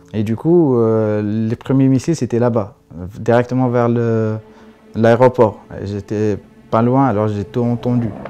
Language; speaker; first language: French; non-native, local second language; Arabic